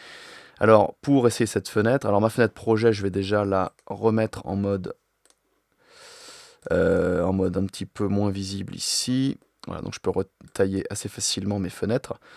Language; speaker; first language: French; native; French